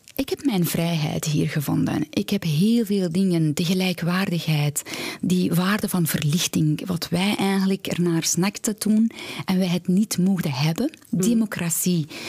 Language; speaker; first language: Dutch; non-native, fluent; Persian